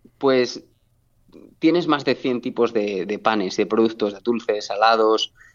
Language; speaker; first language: Spanish; native; Spanish